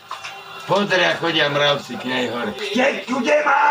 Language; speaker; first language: Slovak; native; Slovak